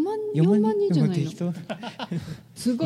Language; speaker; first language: Japanese; native; Japanese